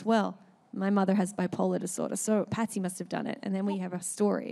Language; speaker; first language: English; native; English